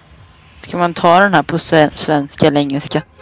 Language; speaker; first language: Swedish; native; Swedish